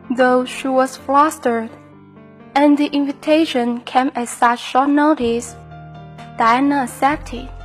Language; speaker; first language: English; non-native, fluent; Chinese